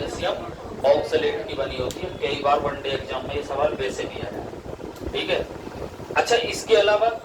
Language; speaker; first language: Hindi; native; Hindi